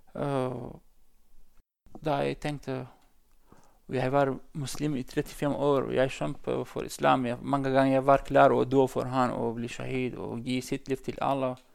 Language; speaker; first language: Norwegian; non-native, learner; Central Kurdish